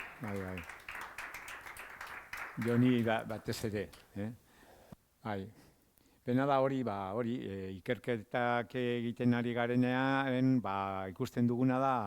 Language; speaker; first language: Basque; non-native, local second language; Spanish